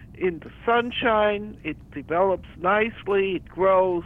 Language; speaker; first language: English; early bilingual, other home language; German